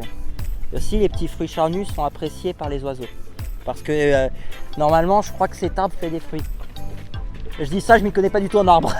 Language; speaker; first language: French; native; French